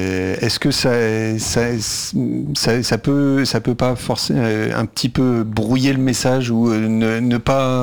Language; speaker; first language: French; native; French